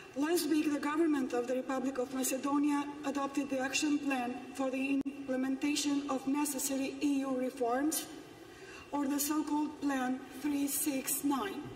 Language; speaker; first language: English; non-native, fluent; Macedonian